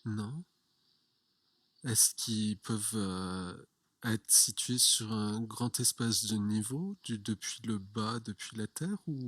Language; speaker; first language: French; native; French